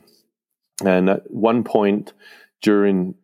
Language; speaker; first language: English; native; English